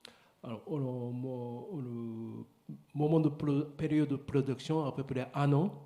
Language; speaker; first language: French; non-native, learner; Japanese